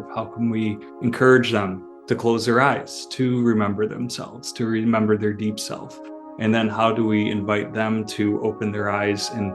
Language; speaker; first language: English; native; English